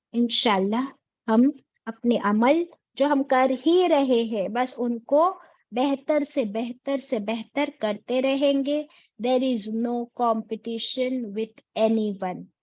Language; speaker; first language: Urdu; native; Urdu